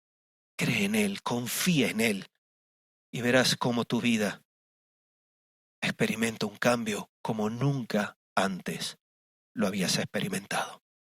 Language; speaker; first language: Spanish; native; Spanish